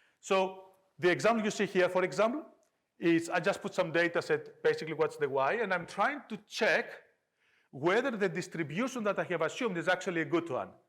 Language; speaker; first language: English; non-native, fluent; Greek